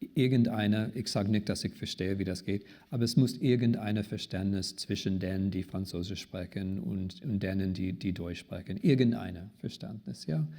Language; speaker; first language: German; non-native, fluent; English